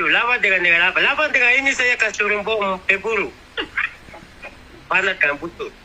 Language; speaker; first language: Indonesian; non-native, local second language; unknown